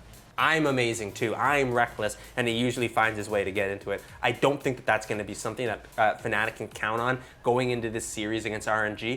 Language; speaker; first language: English; native; English